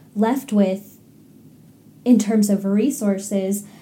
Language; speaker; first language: English; native; English